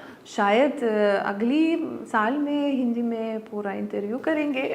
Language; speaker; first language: Hindi; non-native, learner; Lithuanian